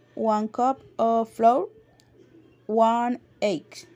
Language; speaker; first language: English; non-native, learner; Spanish